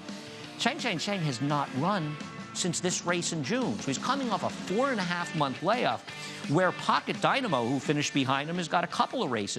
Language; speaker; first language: English; native; English